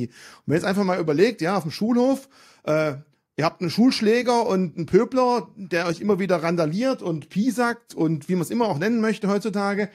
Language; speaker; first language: German; native; German